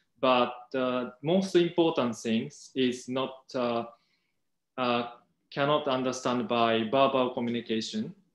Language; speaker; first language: English; non-native, fluent; Japanese